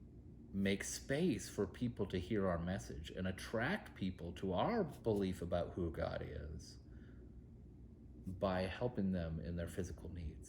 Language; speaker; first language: English; native; English